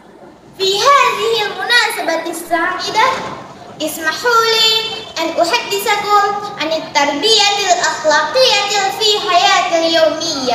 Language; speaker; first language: Arabic; non-native, learner; Indonesian